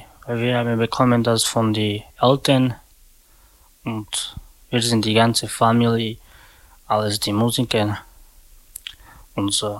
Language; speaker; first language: German; non-native, learner; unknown